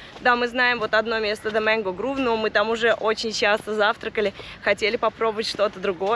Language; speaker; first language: Russian; native; Russian